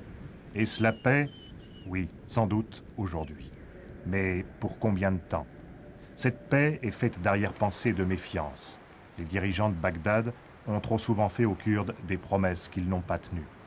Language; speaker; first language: French; native; French